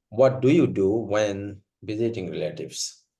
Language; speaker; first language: English; non-native, fluent; Bangla